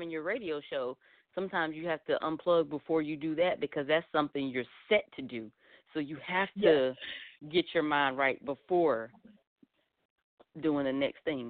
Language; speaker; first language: English; native; English